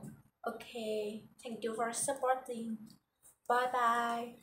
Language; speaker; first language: English; non-native, learner; Vietnamese